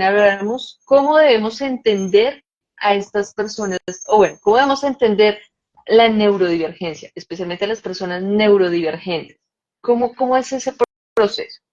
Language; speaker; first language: Spanish; native; Spanish